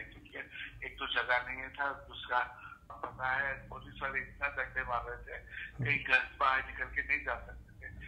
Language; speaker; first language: Hindi; non-native, local second language; Urdu